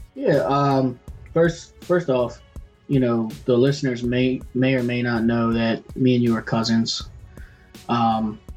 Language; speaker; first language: English; native; English